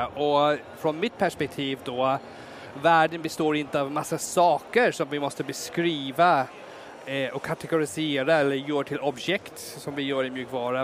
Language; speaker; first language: Swedish; non-native, fluent; English